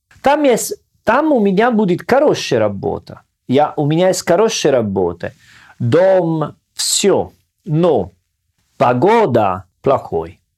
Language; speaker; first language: Russian; non-native, learner; Italian